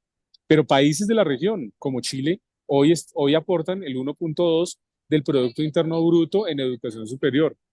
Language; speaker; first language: Spanish; native; Spanish